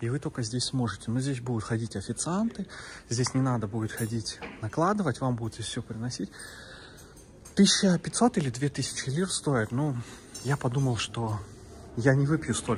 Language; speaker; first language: Russian; native; Russian